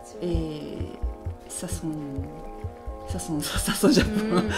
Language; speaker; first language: French; non-native, fluent; Japanese